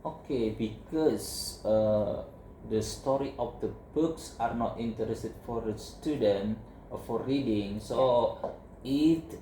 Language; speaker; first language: English; non-native, learner; Indonesian